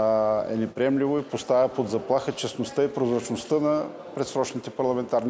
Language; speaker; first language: Bulgarian; native; Bulgarian